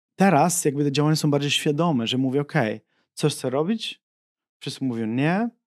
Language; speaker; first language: Polish; non-native, fluent; Italian